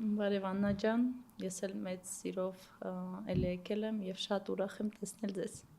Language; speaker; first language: Armenian; early bilingual, heritage; Armenian